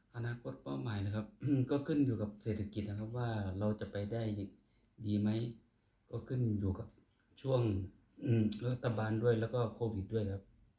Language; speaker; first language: Thai; native; Thai